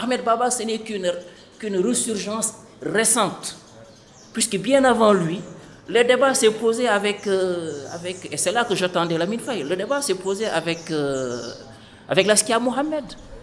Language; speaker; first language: French; non-native, local second language; Fula